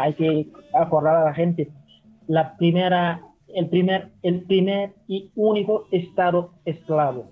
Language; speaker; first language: Spanish; non-native, learner; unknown